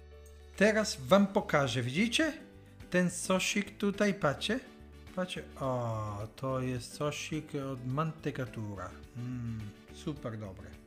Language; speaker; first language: Polish; non-native, learner; Italian